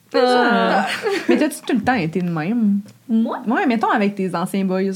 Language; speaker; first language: French; native; French